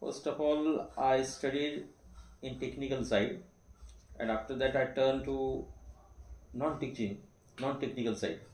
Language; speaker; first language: English; non-native, local second language; Marathi